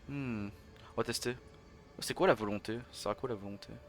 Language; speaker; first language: French; native; French